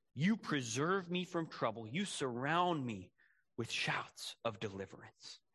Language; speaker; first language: English; native; English